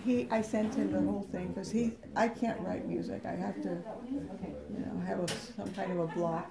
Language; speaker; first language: English; native; English